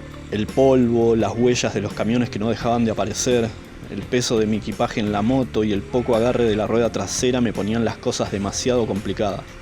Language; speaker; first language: Spanish; native; Spanish